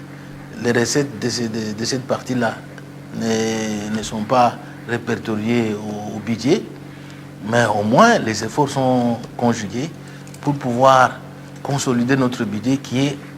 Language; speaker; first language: French; non-native, local second language; Luba-Lulua